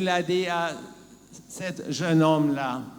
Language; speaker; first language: French; non-native, learner; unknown